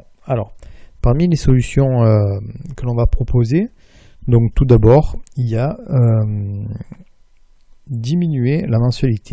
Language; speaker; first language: French; native; French